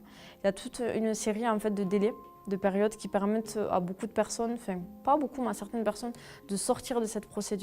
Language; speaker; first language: French; native; French